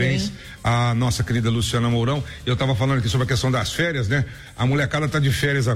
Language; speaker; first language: Portuguese; native; Portuguese